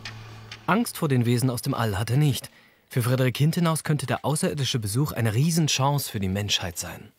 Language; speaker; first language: German; native; German